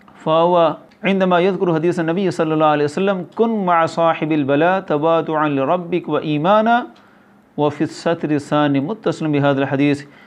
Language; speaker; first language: Arabic; non-native, fluent; Urdu